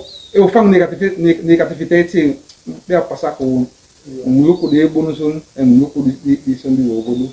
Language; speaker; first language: Dutch; non-native, local second language; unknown